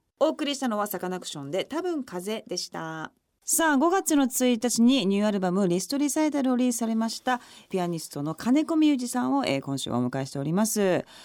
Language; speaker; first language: Japanese; native; Japanese